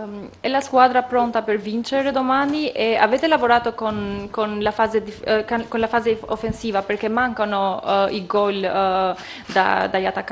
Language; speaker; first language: Italian; non-native, fluent; Albanian